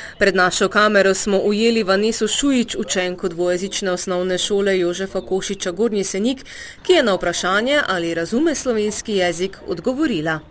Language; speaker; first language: Slovenian; native; Slovenian